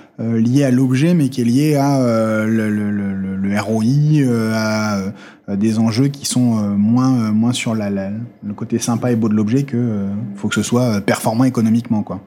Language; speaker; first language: French; native; French